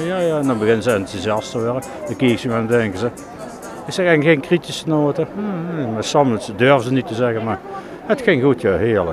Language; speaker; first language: Dutch; native; Dutch